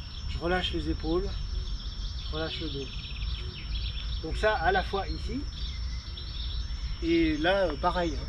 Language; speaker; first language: French; native; French